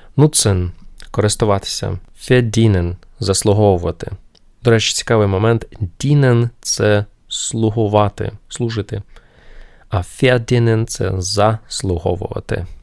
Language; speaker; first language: Ukrainian; non-native, local second language; Russian